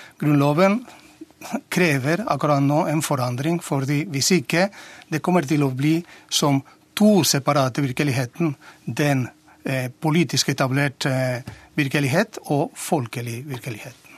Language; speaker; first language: Norwegian; non-native, fluent; Spanish